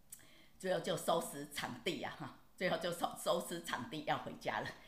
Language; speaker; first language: Chinese; native; Chinese